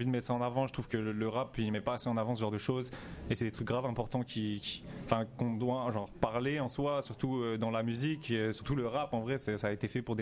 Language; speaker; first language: French; native; French